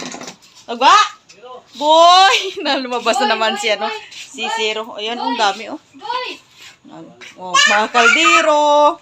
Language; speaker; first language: Filipino; non-native, local second language; Cebuano